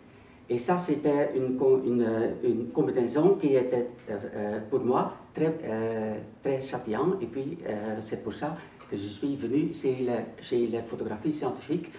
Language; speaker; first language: French; non-native, local second language; Dutch